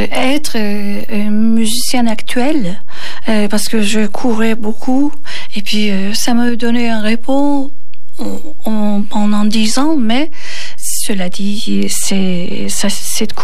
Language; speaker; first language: French; non-native, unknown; Turkish